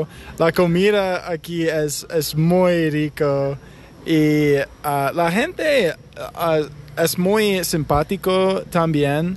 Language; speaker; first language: Spanish; non-native, learner; English